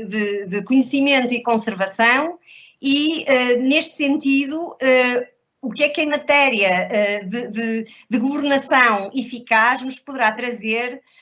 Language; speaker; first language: Portuguese; native; Portuguese